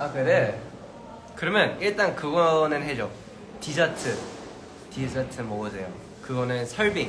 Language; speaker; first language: Korean; early bilingual, heritage; Korean